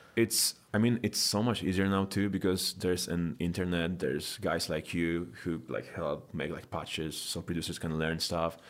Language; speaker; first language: English; non-native, fluent; Polish